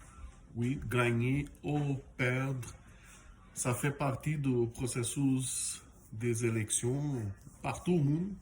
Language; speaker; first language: French; non-native, fluent; Portuguese